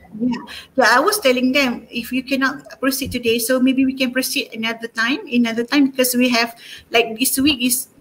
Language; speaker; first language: English; non-native, local second language; Malay